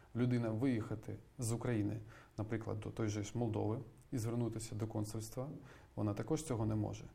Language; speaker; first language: Ukrainian; native; Ukrainian